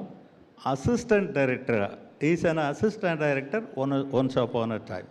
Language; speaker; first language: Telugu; non-native, learner; Tamil